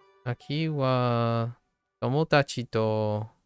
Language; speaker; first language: Japanese; non-native, learner; English